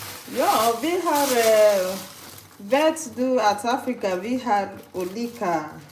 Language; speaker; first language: Swedish; non-native, learner; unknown